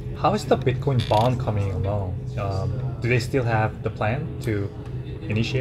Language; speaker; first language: English; non-native, fluent; Korean